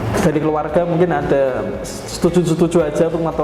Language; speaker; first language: Indonesian; native; Indonesian